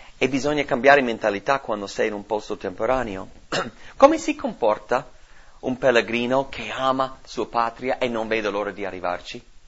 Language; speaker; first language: Italian; non-native, fluent; English